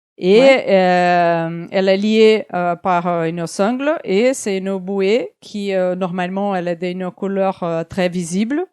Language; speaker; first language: French; non-native, fluent; Portuguese